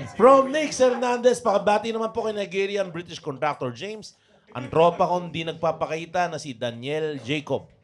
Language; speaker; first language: Filipino; native; Filipino